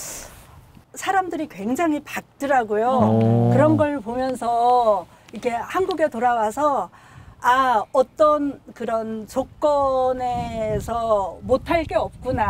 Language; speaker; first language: Korean; native; Korean